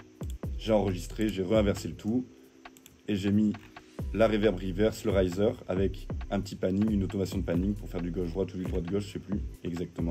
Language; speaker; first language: French; native; French